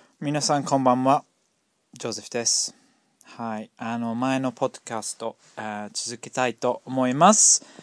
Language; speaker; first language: Japanese; non-native, learner; English